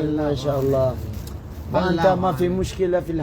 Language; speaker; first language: Arabic; non-native, learner; Filipino